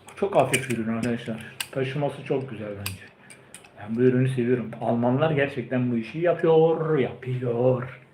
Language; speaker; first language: Turkish; early bilingual, heritage; Turkish